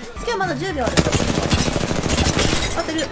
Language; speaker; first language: Japanese; native; Japanese